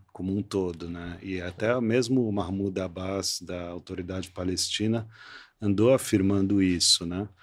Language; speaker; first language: Portuguese; early bilingual, other home language; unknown